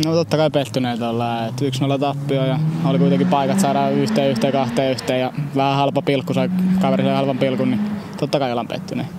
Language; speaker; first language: Finnish; native; Finnish